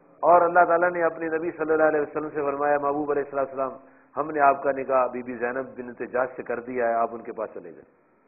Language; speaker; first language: Urdu; non-native, local second language; Punjabi